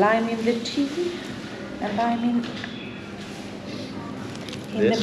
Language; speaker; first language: English; non-native, fluent; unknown